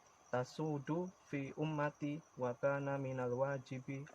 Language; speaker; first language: Arabic; non-native, learner; Indonesian